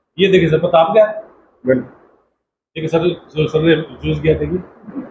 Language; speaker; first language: Hindi; non-native, local second language; Punjabi